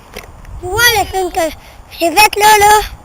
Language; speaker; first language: French; native; French